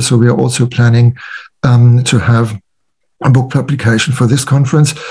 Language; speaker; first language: English; non-native, fluent; German